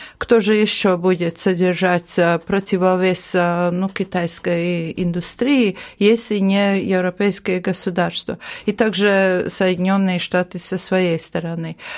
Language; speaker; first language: Russian; non-native, local second language; Latvian